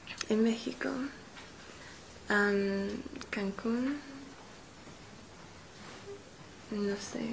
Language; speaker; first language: Spanish; non-native, learner; English